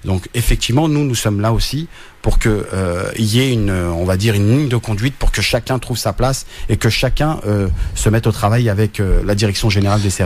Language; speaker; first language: French; native; French